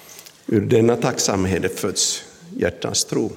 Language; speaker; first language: Swedish; non-native, local second language; Finnish